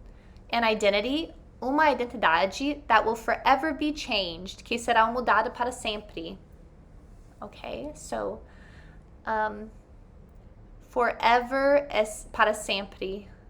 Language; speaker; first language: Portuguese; non-native, fluent; English